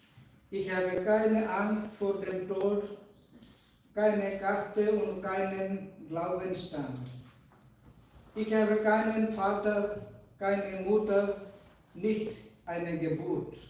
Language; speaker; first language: German; non-native, fluent; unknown